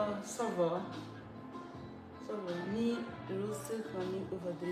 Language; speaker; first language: Dutch; non-native, fluent; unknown